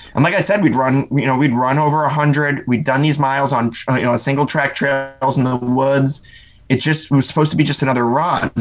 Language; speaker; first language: English; native; English